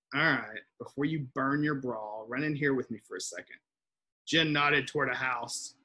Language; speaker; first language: English; native; English